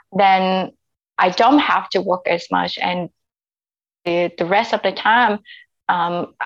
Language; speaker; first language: English; non-native, fluent; Vietnamese